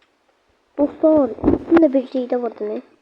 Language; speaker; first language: Turkish; non-native, learner; Azerbaijani